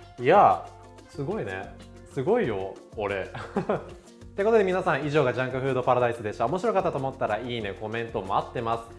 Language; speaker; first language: Japanese; non-native, fluent; Filipino